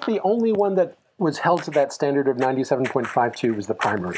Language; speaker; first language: English; native; English